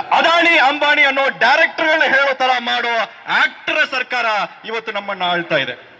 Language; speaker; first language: Kannada; non-native, local second language; Tamil